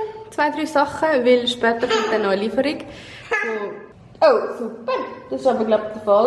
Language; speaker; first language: German; native; German